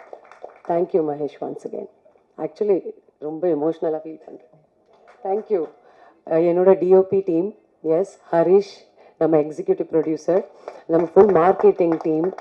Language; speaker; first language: Tamil; non-native, fluent; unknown